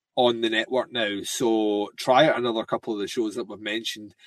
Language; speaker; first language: English; native; English